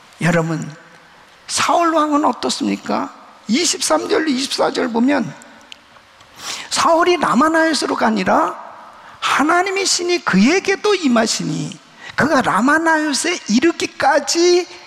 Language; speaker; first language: Korean; native; Korean